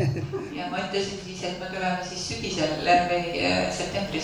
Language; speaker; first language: Finnish; non-native, learner; Estonian